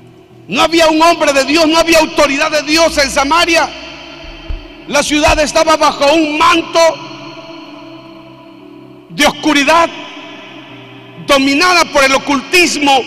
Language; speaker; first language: Spanish; native; Spanish